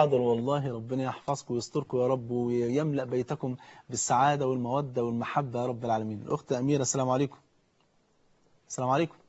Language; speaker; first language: Arabic; native; Arabic